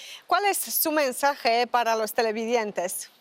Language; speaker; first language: Spanish; non-native, fluent; Romanian